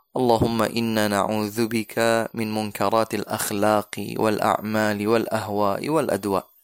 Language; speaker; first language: Arabic; non-native, fluent; Indonesian